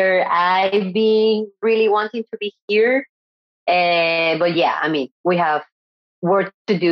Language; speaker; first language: English; non-native, fluent; Spanish